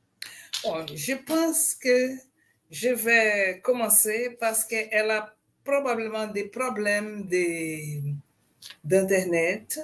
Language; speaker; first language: French; non-native, fluent; Portuguese